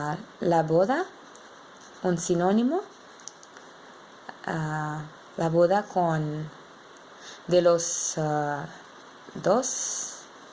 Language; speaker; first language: Spanish; non-native, learner; English